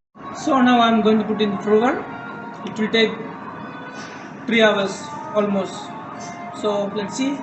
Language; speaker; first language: English; non-native, local second language; Sinhala